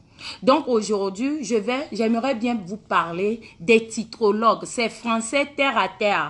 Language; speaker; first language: French; non-native, local second language; Ewe